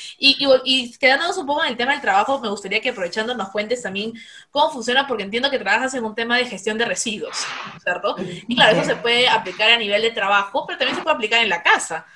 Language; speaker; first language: Spanish; native; Spanish